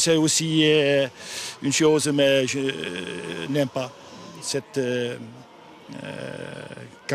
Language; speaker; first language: French; non-native, learner; Dutch